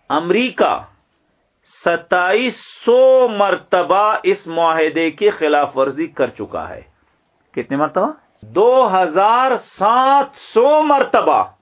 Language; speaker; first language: Urdu; non-native, local second language; Pashto